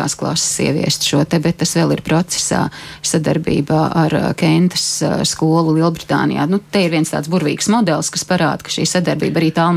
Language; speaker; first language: Latvian; native; Latvian